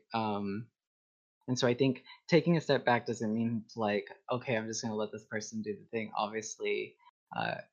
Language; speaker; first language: English; native; English